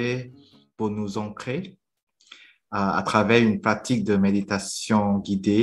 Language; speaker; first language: French; non-native, fluent; Vietnamese